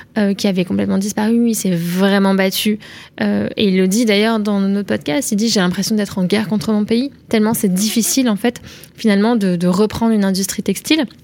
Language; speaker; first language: French; native; French